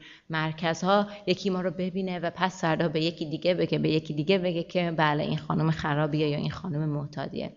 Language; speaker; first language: Persian; early bilingual, heritage; Persian